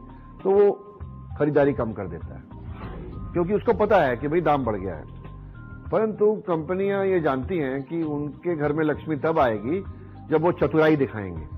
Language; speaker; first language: Hindi; native; Hindi